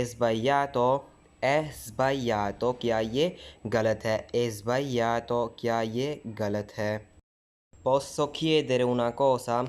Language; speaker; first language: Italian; non-native, fluent; Hindi